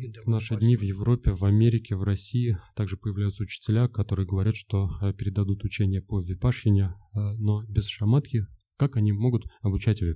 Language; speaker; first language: Russian; native; Russian